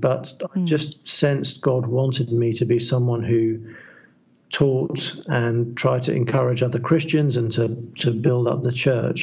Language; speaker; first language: English; native; English